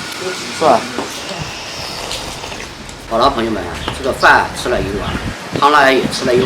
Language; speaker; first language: Chinese; native; Chinese